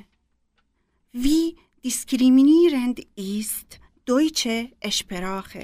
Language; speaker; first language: German; non-native, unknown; Persian